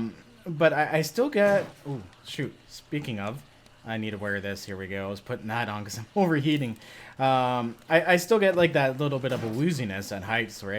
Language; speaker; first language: English; native; English